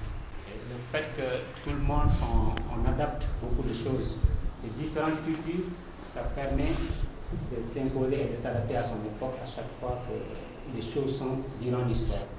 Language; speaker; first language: French; non-native, local second language; Wolof